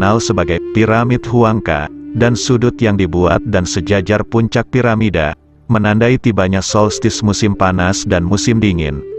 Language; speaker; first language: Indonesian; native; Indonesian